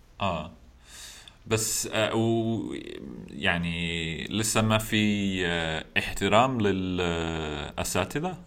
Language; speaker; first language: Arabic; non-native, learner; English